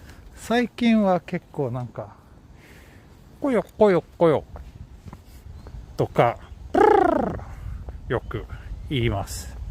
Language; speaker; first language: Japanese; non-native, fluent; Swedish